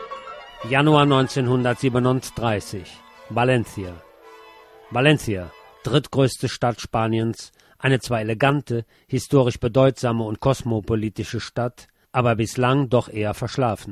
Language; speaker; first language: German; native; German